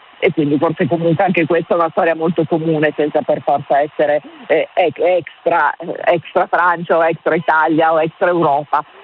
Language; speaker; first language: Italian; native; Italian